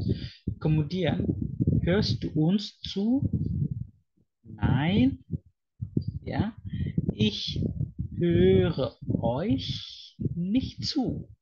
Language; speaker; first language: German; non-native, fluent; Indonesian